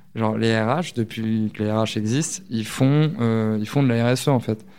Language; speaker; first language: French; native; French